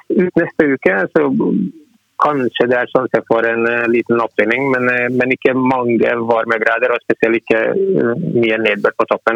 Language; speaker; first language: Norwegian; non-native, fluent; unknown